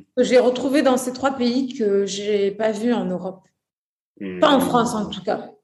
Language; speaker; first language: French; early bilingual, other home language; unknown